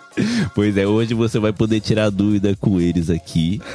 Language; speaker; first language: Portuguese; early bilingual, heritage; Japanese